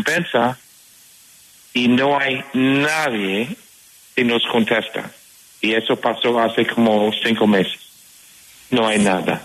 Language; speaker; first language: Spanish; non-native, fluent; English